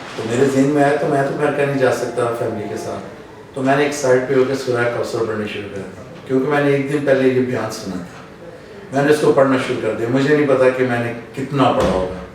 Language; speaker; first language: Urdu; non-native, local second language; Punjabi